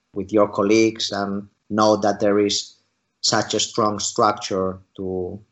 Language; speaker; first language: English; non-native, fluent; Spanish